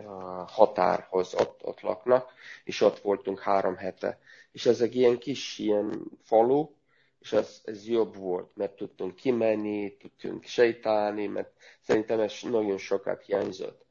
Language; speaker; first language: Hungarian; non-native, learner; Romanian